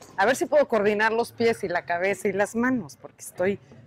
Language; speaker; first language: Spanish; native; Spanish